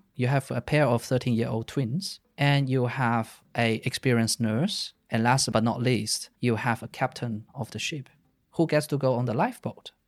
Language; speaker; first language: English; non-native, fluent; Chinese